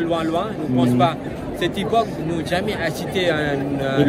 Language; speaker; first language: French; non-native, learner; Tamil